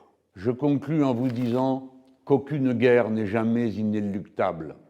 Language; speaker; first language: French; native; French